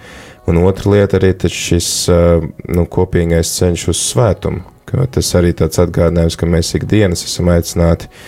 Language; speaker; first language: Latvian; native; Latvian